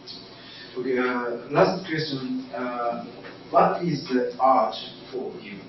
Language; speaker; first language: English; non-native, learner; Japanese